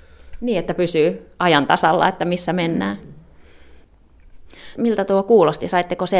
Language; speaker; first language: Finnish; native; Finnish